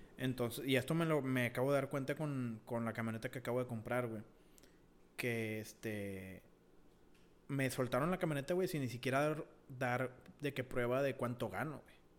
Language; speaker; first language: Spanish; early bilingual, heritage; Spanish